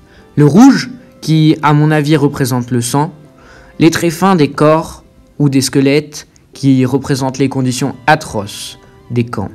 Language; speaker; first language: French; native; French